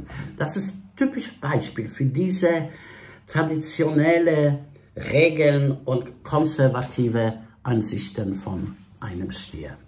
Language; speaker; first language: German; non-native, fluent; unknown